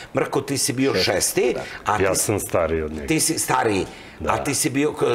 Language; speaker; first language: Serbian; native; Serbian